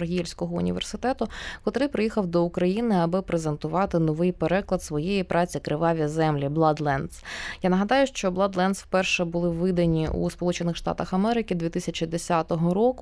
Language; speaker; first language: Ukrainian; native; Ukrainian